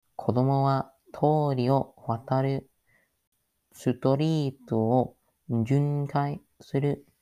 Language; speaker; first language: Japanese; non-native, learner; English